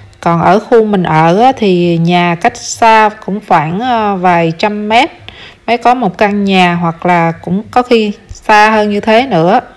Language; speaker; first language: Vietnamese; native; Vietnamese